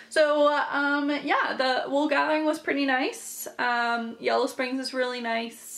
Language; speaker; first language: English; native; English